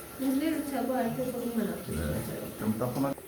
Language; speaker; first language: Korean; non-native, fluent; Turkish